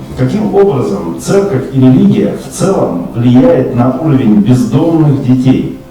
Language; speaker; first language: Russian; native; Russian